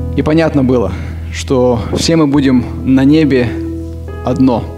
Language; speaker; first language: Russian; native; Russian